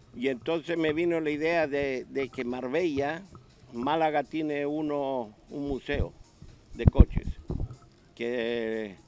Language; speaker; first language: Spanish; native; Spanish